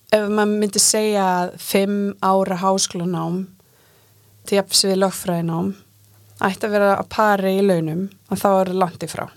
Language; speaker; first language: Icelandic; native; Icelandic